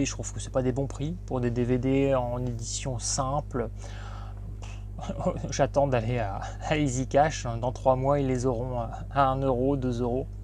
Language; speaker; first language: French; native; French